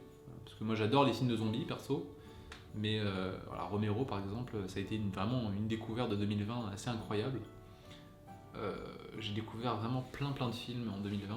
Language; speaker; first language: French; native; French